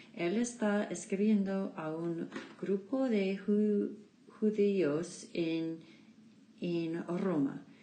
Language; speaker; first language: Spanish; non-native, learner; English